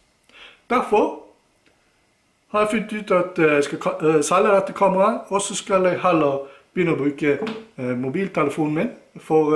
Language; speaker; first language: Norwegian; native; Norwegian